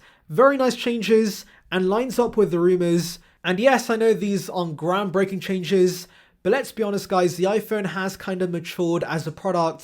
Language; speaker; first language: English; native; English